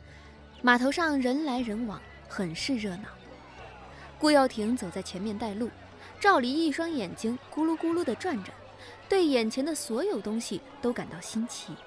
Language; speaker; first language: Chinese; native; Chinese